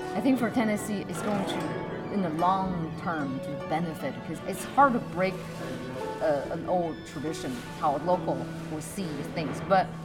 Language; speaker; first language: English; non-native, fluent; Chinese